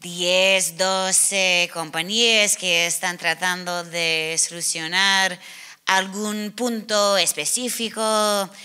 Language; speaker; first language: Spanish; non-native, learner; English